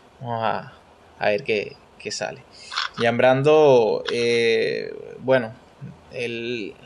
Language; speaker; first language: Spanish; native; Spanish